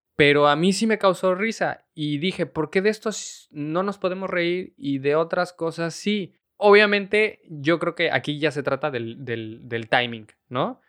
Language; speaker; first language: Spanish; native; Spanish